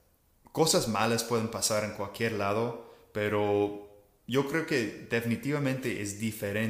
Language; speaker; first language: Spanish; non-native, fluent; English